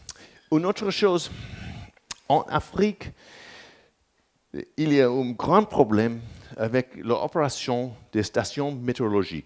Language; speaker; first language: French; non-native, learner; English